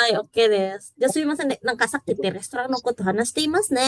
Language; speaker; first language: Japanese; non-native, fluent; Indonesian